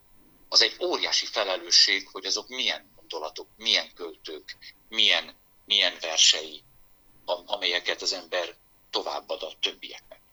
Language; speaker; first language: Hungarian; native; Hungarian